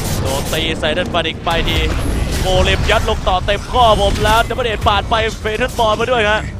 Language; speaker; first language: Thai; native; Thai